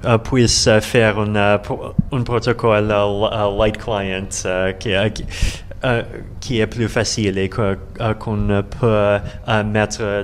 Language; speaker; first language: French; non-native, learner; Russian